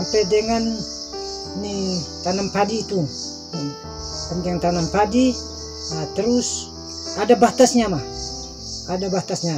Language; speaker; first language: Indonesian; non-native, local second language; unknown